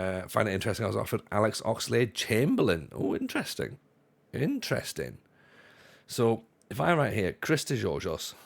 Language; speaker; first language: English; native; English